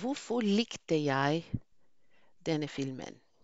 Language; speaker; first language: Norwegian; non-native, fluent; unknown